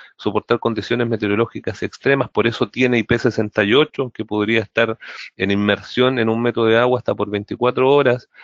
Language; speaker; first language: Spanish; native; Spanish